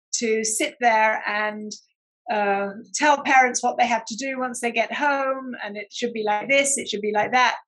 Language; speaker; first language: English; native; English